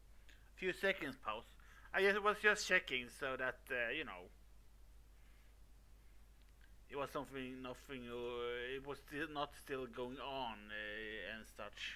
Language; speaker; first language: English; non-native, fluent; Swedish